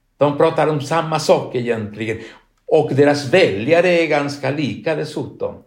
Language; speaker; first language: Swedish; non-native, fluent; Spanish